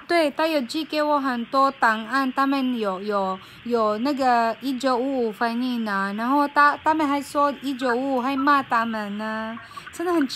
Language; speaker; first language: Chinese; non-native, fluent; Filipino